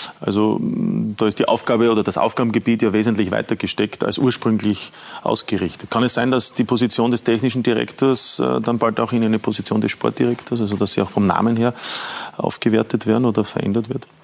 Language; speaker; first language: German; native; German